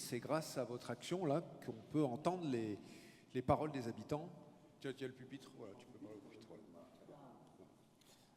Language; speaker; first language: French; native; French